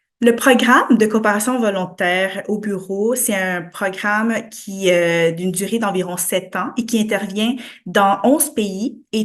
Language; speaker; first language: French; native; French